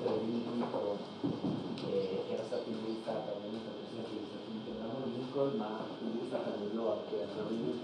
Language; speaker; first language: Italian; native; Italian